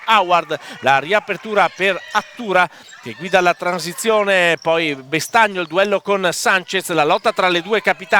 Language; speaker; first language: Italian; native; Italian